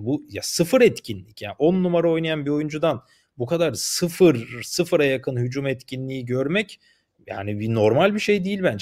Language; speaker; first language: Turkish; native; Turkish